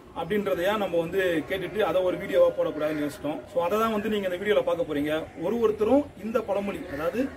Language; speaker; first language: Tamil; native; Tamil